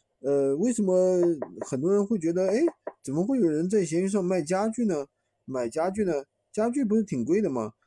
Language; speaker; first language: Chinese; native; Chinese